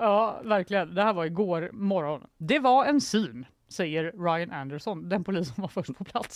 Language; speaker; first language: Swedish; native; Swedish